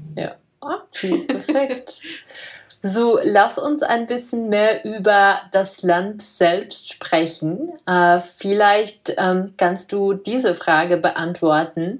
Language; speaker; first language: German; non-native, fluent; Czech